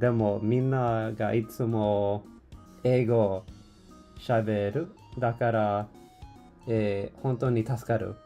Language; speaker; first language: Japanese; non-native, learner; English